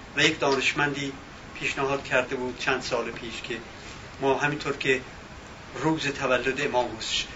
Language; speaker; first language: Persian; native; Persian